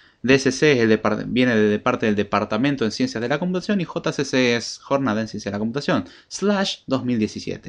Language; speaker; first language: Spanish; native; Spanish